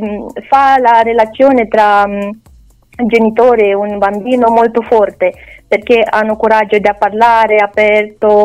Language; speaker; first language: Italian; non-native, learner; Romanian